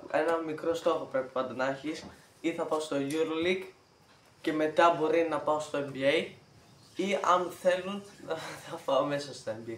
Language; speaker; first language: Greek; early bilingual, heritage; Greek